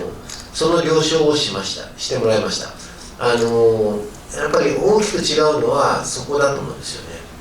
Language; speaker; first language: Japanese; native; Japanese